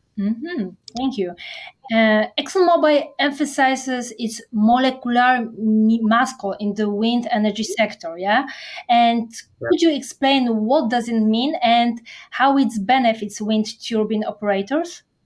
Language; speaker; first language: English; non-native, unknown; Polish